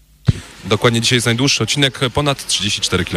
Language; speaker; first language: Polish; native; Polish